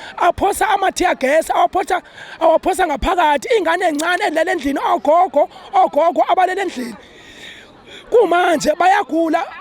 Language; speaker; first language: Zulu; non-native, local second language; Xhosa